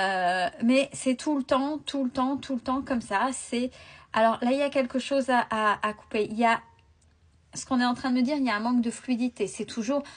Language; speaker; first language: French; native; French